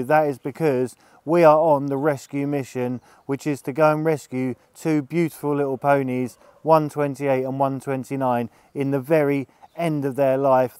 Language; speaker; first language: English; native; English